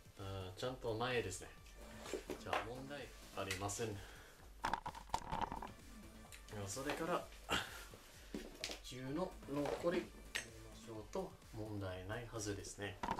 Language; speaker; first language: Japanese; non-native, learner; English